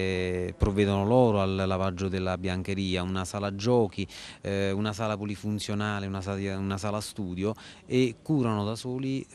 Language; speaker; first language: Italian; native; Italian